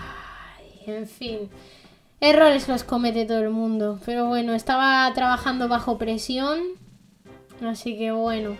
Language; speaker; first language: Spanish; native; Spanish